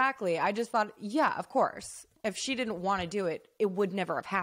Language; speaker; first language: English; native; English